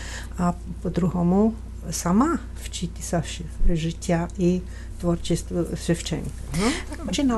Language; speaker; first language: Ukrainian; non-native, fluent; Italian